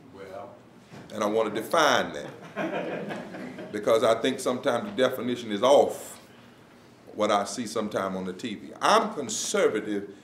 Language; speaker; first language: English; native; English